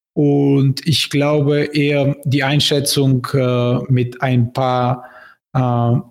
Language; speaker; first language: German; non-native, fluent; Bulgarian